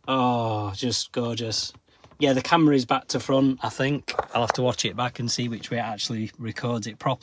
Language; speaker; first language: English; native; English